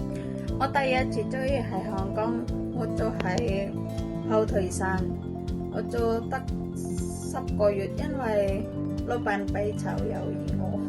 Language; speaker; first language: Cantonese; non-native, learner; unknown